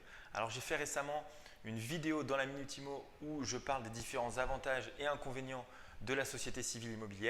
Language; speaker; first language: French; native; French